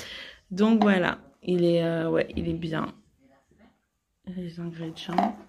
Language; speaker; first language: French; native; French